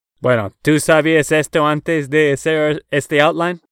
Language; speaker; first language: Spanish; non-native, learner; English